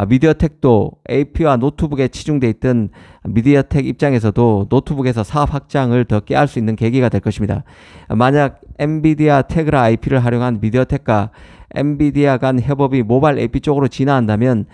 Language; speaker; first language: Korean; native; Korean